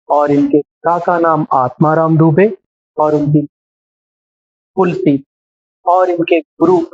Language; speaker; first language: Hindi; non-native, local second language; Telugu